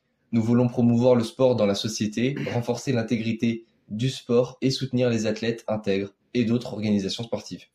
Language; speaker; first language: French; native; French